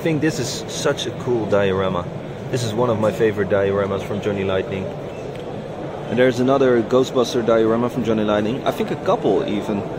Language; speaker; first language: English; non-native, fluent; Dutch